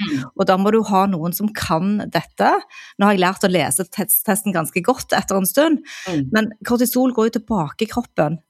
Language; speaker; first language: Norwegian; native; Norwegian